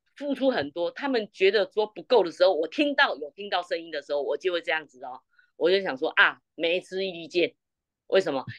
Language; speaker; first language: Chinese; native; Chinese